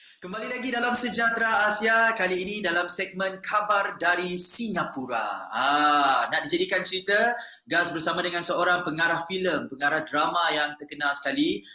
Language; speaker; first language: Malay; native; Malay